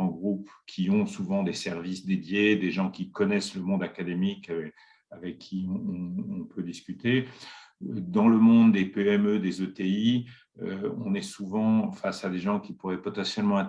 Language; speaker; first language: French; native; French